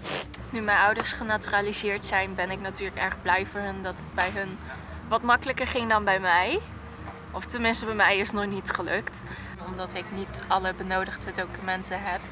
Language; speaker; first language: Dutch; early bilingual, other home language; Vietnamese